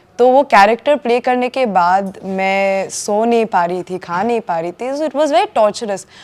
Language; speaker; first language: Hindi; non-native, local second language; Assamese